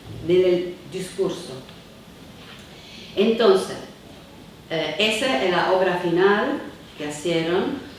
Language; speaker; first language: Spanish; non-native, fluent; Italian